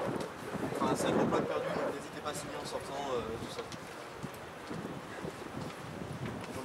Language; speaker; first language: French; native; French